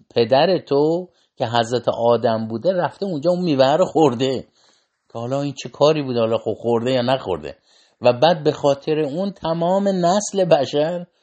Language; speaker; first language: Persian; native; Persian